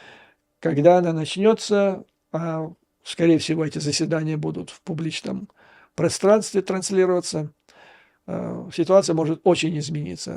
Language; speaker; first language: Russian; native; Russian